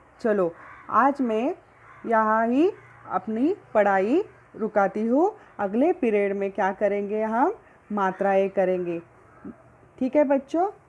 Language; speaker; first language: Hindi; non-native, local second language; Marathi